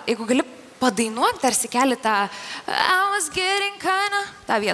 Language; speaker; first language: Lithuanian; native; Lithuanian